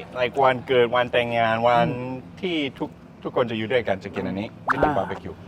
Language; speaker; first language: Thai; non-native, fluent; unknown